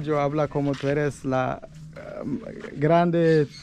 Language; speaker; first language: Spanish; non-native, learner; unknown